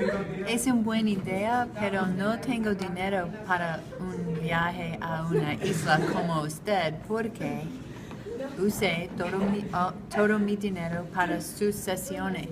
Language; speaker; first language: Spanish; non-native, learner; English